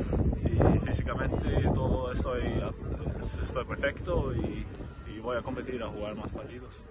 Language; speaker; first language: Spanish; non-native, learner; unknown